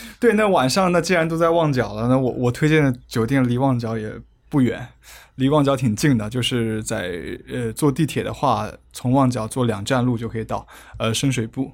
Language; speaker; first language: Chinese; native; Chinese